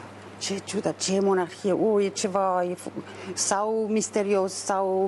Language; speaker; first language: Romanian; non-native, fluent; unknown